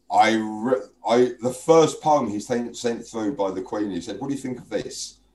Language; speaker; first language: English; native; English